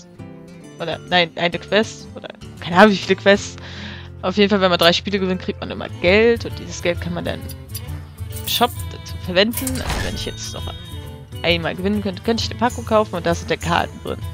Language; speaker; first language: German; native; German